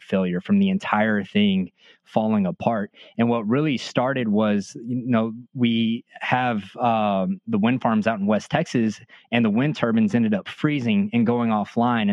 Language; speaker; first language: English; native; English